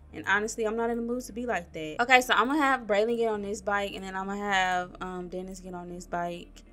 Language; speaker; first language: English; native; English